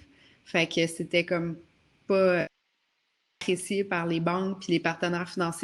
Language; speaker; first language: French; native; French